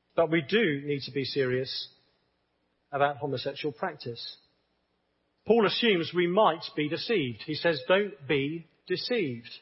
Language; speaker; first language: English; native; English